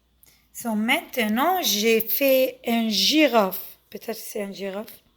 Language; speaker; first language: French; non-native, fluent; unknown